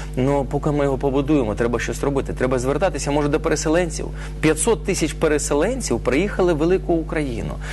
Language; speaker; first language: Ukrainian; non-native, local second language; Russian